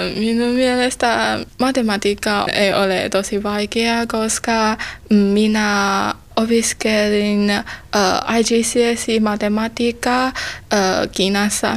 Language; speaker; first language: Finnish; non-native, learner; Chinese